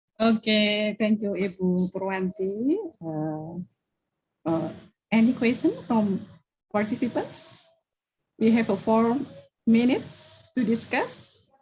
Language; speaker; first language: English; non-native, learner; Indonesian